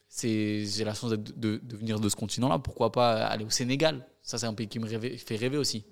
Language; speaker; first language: French; native; French